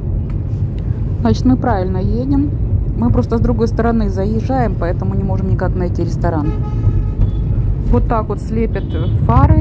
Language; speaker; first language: Russian; native; Russian